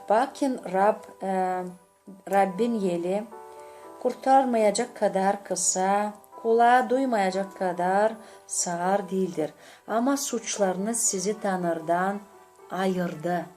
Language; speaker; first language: Turkish; non-native, learner; Gagauz